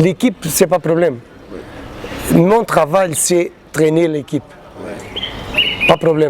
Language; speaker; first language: French; non-native, learner; Portuguese